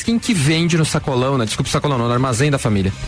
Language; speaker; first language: Portuguese; native; Portuguese